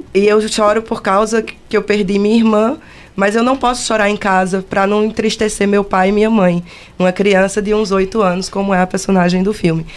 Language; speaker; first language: Portuguese; native; Portuguese